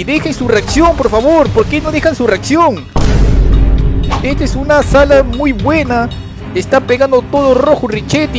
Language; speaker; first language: Spanish; native; Spanish